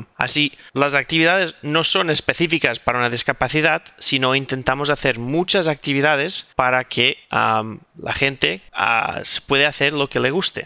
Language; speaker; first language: Spanish; non-native, local second language; Catalan